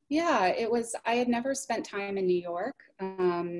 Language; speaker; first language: English; native; English